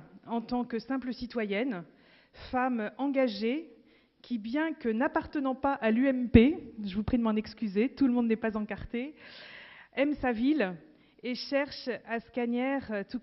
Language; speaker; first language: French; native; French